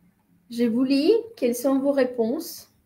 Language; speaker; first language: French; non-native, fluent; Spanish